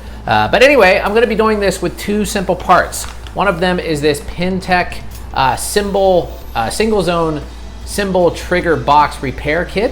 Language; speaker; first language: English; native; English